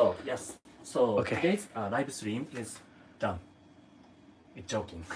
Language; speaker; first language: English; non-native, fluent; Japanese